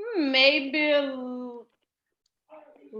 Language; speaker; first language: English; non-native, learner; Portuguese